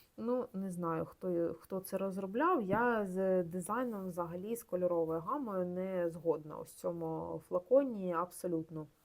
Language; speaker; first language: Ukrainian; non-native, local second language; Russian